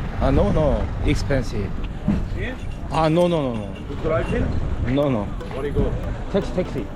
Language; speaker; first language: English; non-native, learner; Korean